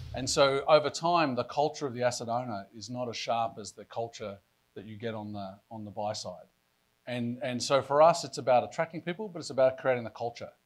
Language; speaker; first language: English; native; English